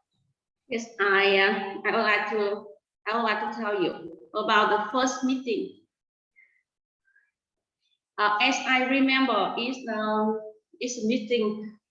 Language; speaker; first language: English; non-native, fluent; Vietnamese